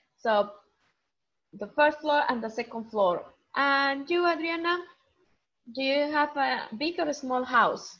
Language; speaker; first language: English; non-native, fluent; Spanish